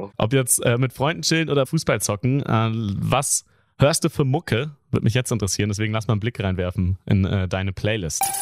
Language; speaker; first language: German; native; German